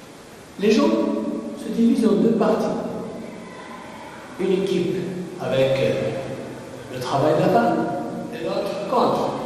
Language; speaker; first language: French; non-native, learner; Arabic